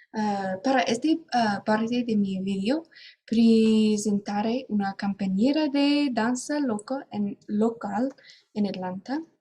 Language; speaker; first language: Spanish; non-native, learner; English